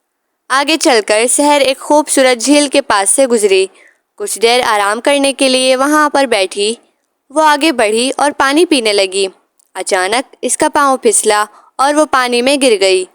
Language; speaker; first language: Urdu; native; Urdu